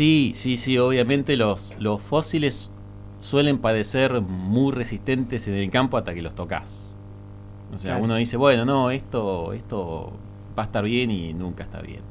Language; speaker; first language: Spanish; native; Spanish